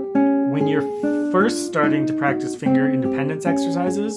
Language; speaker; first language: English; native; English